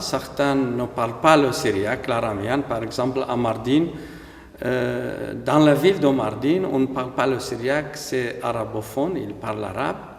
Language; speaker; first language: French; non-native, fluent; Aramaic